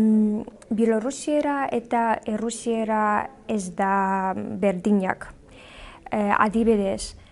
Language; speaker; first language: Basque; non-native, learner; Belarusian